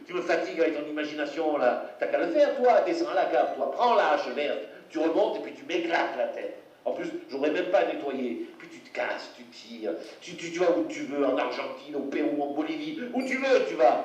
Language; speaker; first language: French; native; French